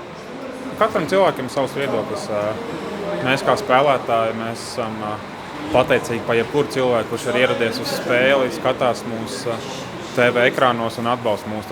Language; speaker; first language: Latvian; native; Latvian